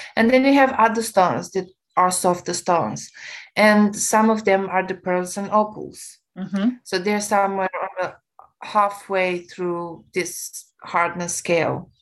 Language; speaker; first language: English; non-native, fluent; Romanian